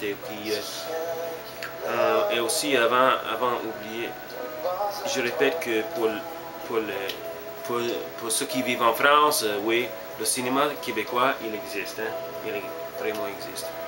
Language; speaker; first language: French; non-native, learner; English